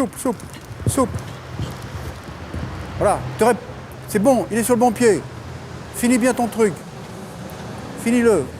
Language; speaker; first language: French; native; French